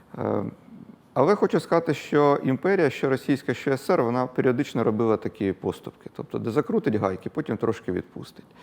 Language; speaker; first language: Ukrainian; native; Ukrainian